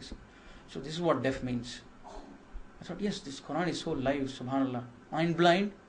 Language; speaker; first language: English; non-native, local second language; Kannada